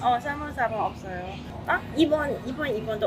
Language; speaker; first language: Korean; non-native, learner; Cantonese